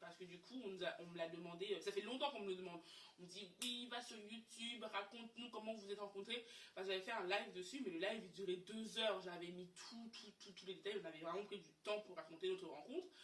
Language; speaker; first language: French; native; French